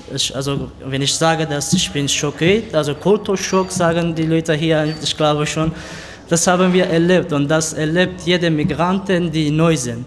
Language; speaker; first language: German; non-native, learner; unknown